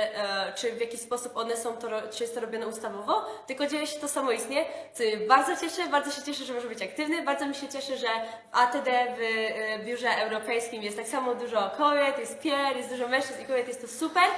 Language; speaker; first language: Polish; native; Polish